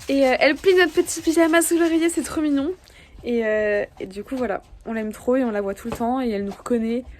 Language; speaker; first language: French; native; French